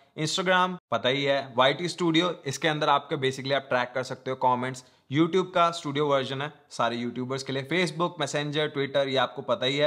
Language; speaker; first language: Hindi; non-native, local second language; Punjabi